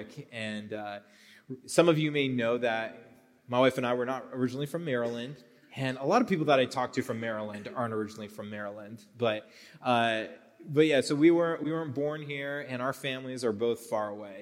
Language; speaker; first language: English; native; English